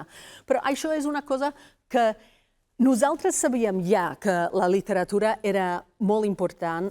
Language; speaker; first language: Catalan; non-native, fluent; Welsh